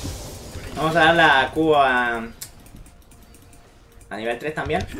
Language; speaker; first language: Spanish; native; Spanish